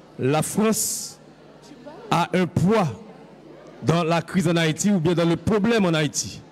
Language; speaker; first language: French; non-native, local second language; Haitian Creole